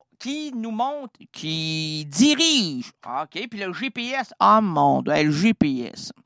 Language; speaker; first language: French; native; French